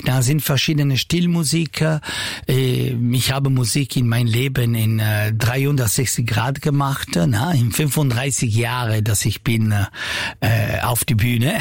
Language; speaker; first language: German; non-native, fluent; Italian